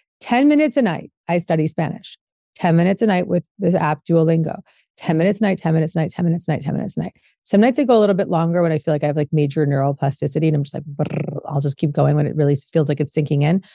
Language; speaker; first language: English; native; English